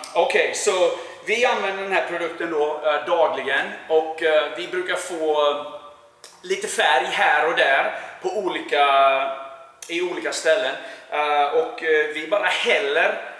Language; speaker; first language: Swedish; native; Swedish